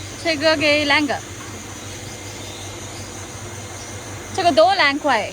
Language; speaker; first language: Chinese; non-native, learner; Kannada